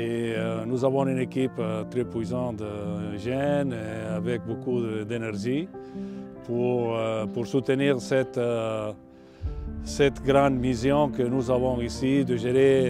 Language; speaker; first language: French; non-native, fluent; Catalan